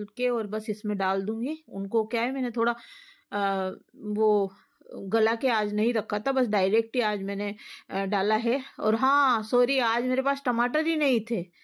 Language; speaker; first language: Hindi; native; Hindi